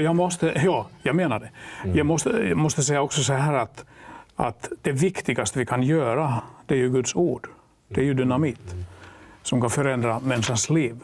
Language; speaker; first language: Swedish; non-native, local second language; Finnish